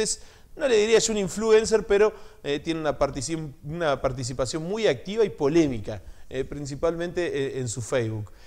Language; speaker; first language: Spanish; native; Spanish